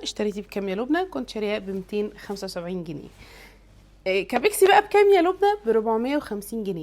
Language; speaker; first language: Arabic; native; Arabic